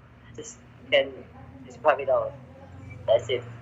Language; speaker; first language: English; non-native, learner; Indonesian